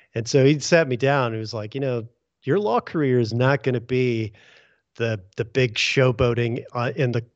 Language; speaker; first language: English; early bilingual, other home language; Hindi